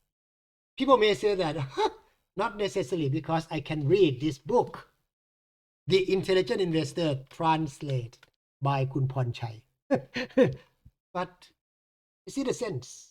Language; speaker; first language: English; non-native, fluent; Thai